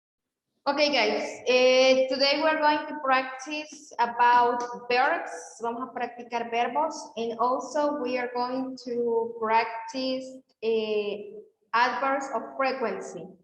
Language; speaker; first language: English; non-native, fluent; Spanish